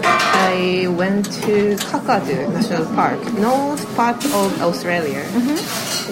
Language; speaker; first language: English; non-native, fluent; Japanese